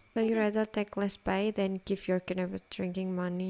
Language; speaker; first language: English; non-native, learner; Indonesian